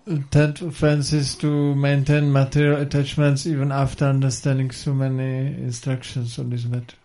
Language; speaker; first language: English; non-native, fluent; Czech